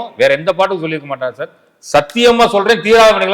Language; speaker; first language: Tamil; native; Tamil